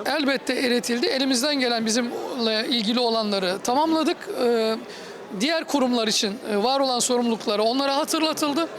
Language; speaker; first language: Turkish; native; Turkish